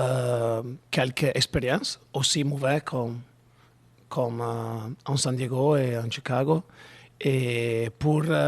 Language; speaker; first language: French; non-native, learner; Italian